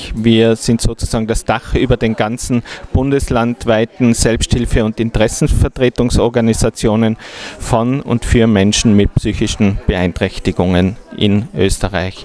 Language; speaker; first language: German; native; German